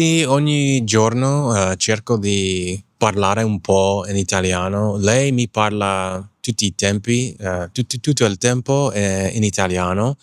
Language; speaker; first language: Italian; non-native, learner; English